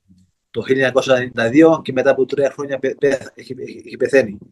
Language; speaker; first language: Greek; early bilingual, heritage; Greek